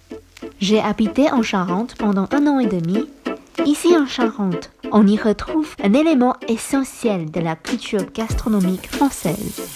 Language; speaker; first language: French; non-native, fluent; Chinese